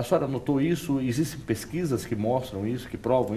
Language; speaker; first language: Portuguese; native; Portuguese